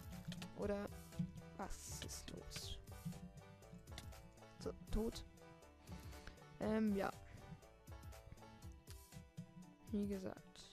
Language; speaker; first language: German; native; German